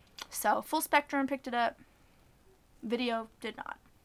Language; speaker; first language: English; native; English